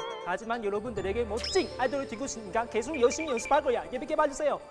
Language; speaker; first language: Korean; non-native, learner; Chinese